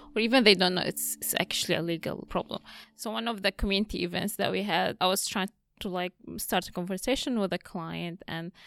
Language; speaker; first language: English; non-native, fluent; Arabic